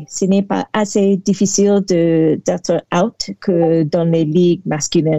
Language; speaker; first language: French; non-native, learner; English